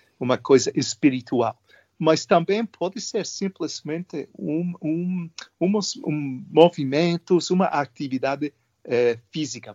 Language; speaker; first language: Portuguese; non-native, learner; English